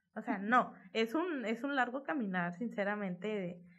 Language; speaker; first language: Spanish; native; Spanish